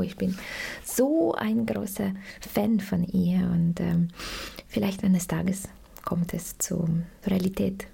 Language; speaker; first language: German; non-native, fluent; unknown